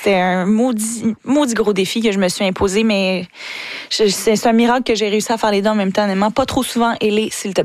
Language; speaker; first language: French; native; French